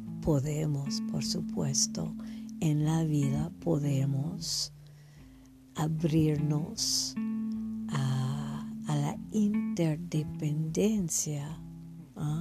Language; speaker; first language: Spanish; non-native, fluent; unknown